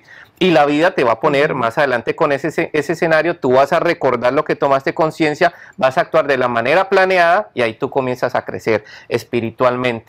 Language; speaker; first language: Spanish; native; Spanish